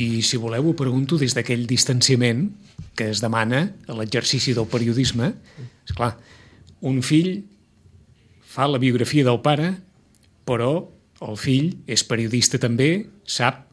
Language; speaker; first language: Catalan; native; Catalan